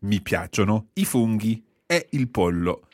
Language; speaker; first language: Italian; non-native, fluent; English